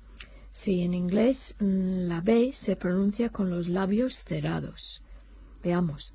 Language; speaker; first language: Spanish; non-native, fluent; English